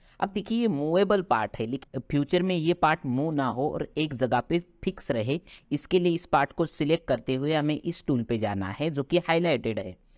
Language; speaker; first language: Hindi; non-native, local second language; Marathi